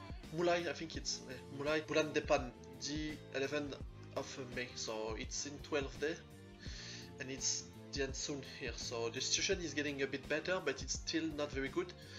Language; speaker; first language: English; non-native, fluent; French